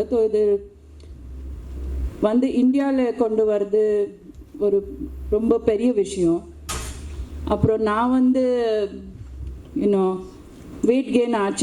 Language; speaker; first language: Tamil; non-native, local second language; Hindi